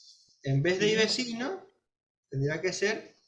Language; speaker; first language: Spanish; native; Spanish